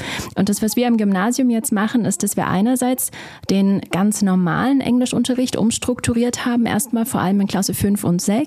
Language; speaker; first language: German; native; German